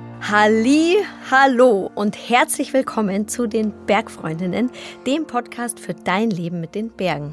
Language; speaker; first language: German; native; German